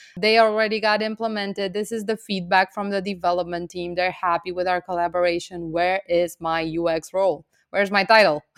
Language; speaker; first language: English; non-native, fluent; Romanian